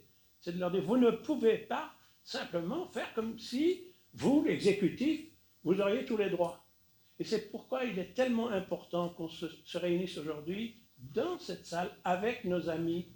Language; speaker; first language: French; native; French